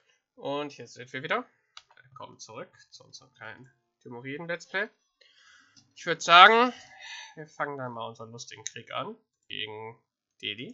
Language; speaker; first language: German; native; German